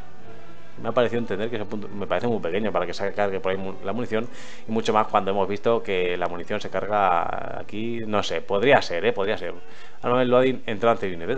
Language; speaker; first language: Spanish; native; Spanish